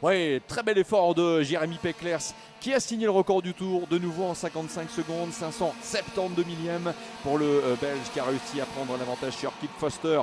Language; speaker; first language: French; native; French